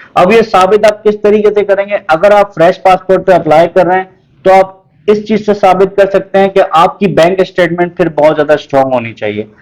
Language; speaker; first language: Urdu; native; Urdu